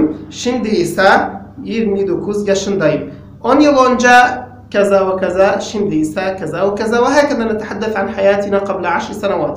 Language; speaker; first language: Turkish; non-native, fluent; Arabic